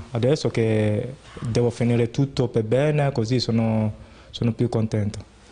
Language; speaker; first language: Italian; non-native, fluent; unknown